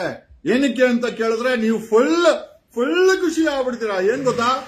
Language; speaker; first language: Kannada; native; Kannada